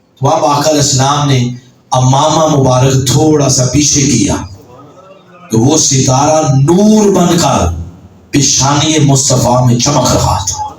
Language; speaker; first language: Urdu; non-native, local second language; Punjabi